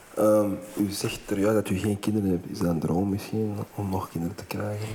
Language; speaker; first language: Dutch; non-native, fluent; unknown